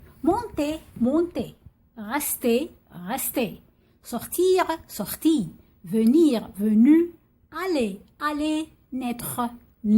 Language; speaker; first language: French; non-native, fluent; Arabic